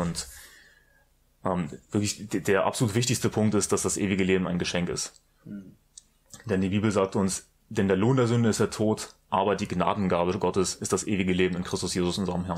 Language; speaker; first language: German; native; German